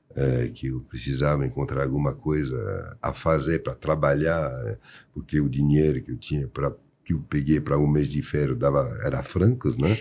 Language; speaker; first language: Portuguese; non-native, fluent; French